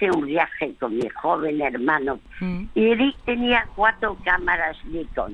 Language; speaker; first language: Spanish; early bilingual, other home language; French